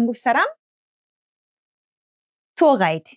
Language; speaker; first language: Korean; non-native, fluent; German